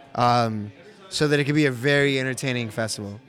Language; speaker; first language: English; early bilingual, other home language; Spanish